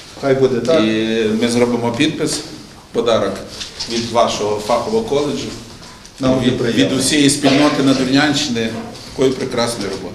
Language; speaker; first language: Ukrainian; native; Ukrainian